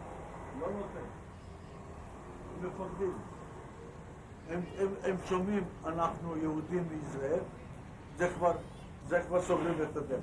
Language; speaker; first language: Hebrew; non-native, fluent; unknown